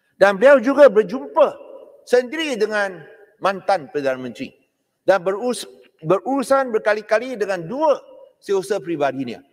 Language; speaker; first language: Malay; non-native, local second language; Chinese